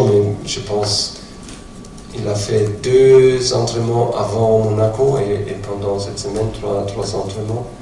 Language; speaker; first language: French; non-native, fluent; German